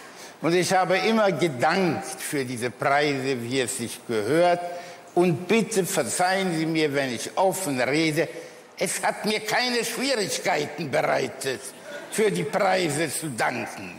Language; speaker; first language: German; early bilingual, other home language; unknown